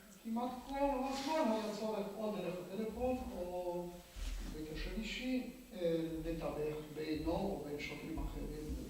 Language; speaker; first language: Hebrew; non-native, fluent; Polish